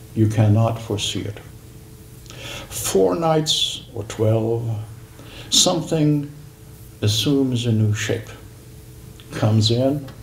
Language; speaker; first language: English; non-native, fluent; German